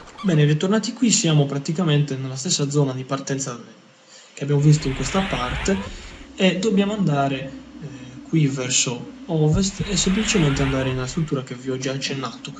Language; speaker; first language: Italian; native; Italian